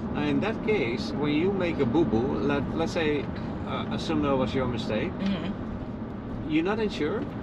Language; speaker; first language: English; non-native, fluent; Dutch